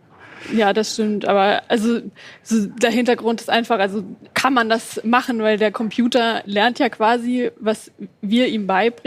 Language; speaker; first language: German; native; German